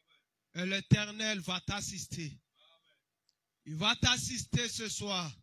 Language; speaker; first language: French; non-native, local second language; Lingala